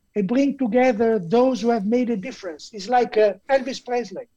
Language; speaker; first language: English; non-native, fluent; Italian